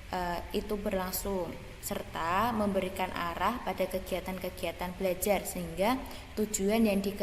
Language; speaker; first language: Indonesian; native; Indonesian